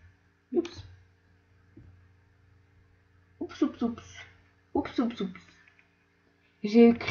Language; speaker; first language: French; native; French